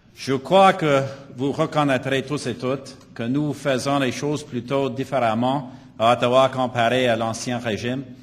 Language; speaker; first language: French; non-native, local second language; English